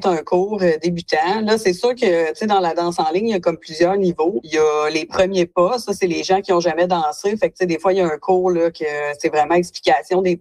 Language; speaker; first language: French; native; French